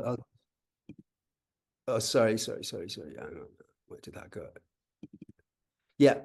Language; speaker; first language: English; native; English